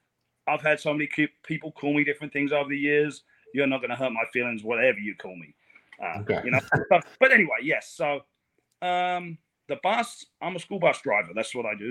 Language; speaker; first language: English; native; English